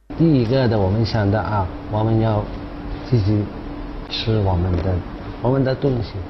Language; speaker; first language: Chinese; non-native, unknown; Arabic